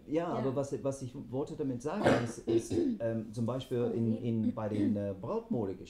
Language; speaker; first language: German; non-native, fluent; English